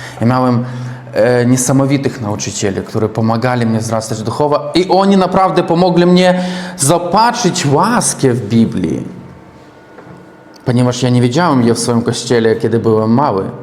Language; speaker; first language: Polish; non-native, learner; Russian